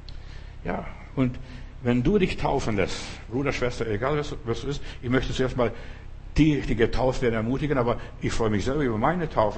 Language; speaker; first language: German; non-native, fluent; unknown